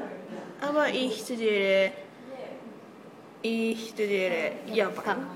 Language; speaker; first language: German; non-native, learner; Japanese